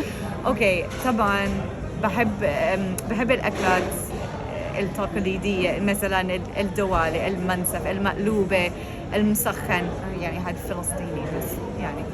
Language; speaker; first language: Arabic; non-native, fluent; English